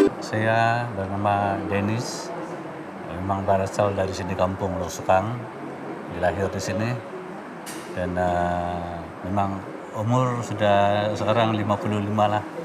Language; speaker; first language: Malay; non-native, local second language; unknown